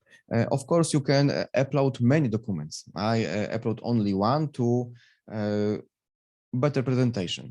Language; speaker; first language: English; non-native, fluent; Polish